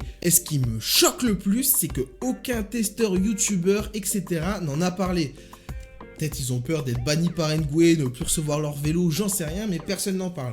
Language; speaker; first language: French; native; French